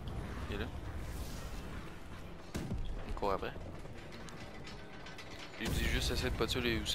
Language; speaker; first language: French; native; French